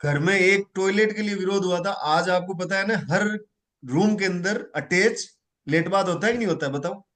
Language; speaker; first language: Hindi; native; Hindi